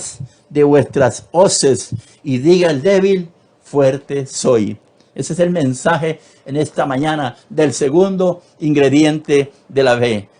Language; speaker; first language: Spanish; native; Spanish